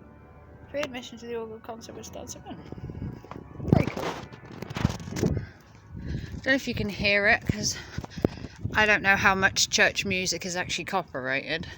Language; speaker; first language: English; native; English